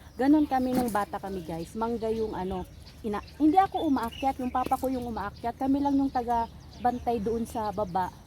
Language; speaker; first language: Filipino; non-native, local second language; Iloko